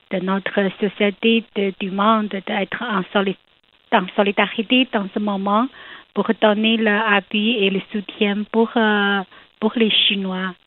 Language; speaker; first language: French; non-native, learner; Chinese